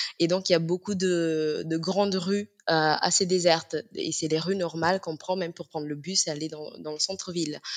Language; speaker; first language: French; non-native, fluent; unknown